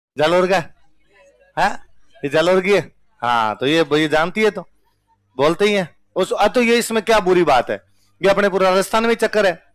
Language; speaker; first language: Hindi; non-native, local second language; Punjabi